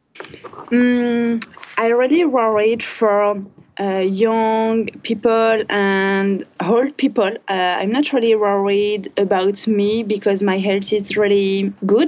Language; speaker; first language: English; non-native, learner; French